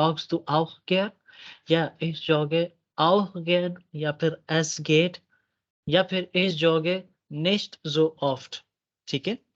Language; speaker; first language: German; non-native, fluent; Urdu